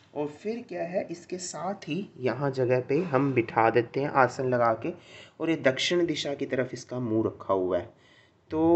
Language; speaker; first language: Hindi; non-native, local second language; Sindhi